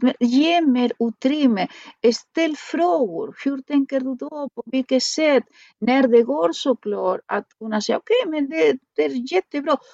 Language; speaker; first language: Swedish; non-native, fluent; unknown